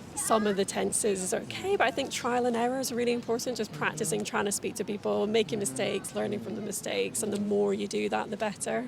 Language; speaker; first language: English; native; English